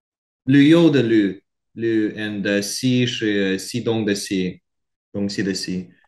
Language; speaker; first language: Chinese; non-native, learner; Korean